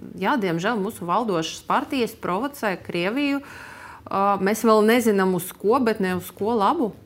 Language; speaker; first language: Latvian; non-native, local second language; Russian